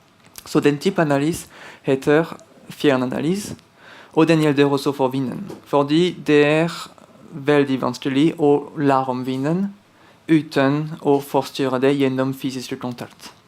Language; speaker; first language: Norwegian; non-native, fluent; French